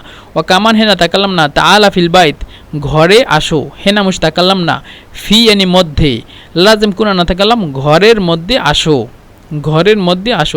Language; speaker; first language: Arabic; non-native, fluent; Bangla